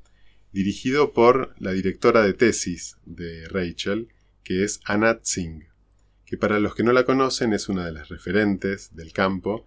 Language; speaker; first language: Spanish; native; Spanish